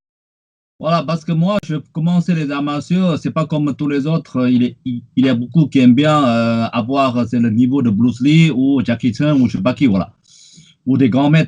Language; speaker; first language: French; non-native, fluent; Chinese